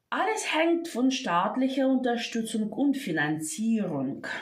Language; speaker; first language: German; non-native, fluent; Ukrainian